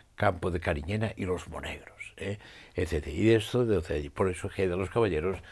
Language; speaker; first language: Spanish; non-native, local second language; Catalan